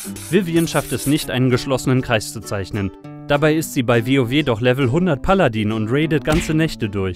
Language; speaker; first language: German; native; German